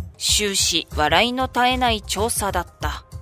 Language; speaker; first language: Japanese; native; Japanese